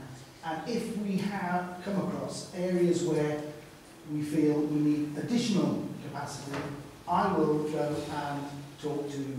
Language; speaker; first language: English; native; English